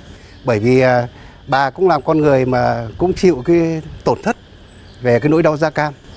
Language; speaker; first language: Vietnamese; native; Vietnamese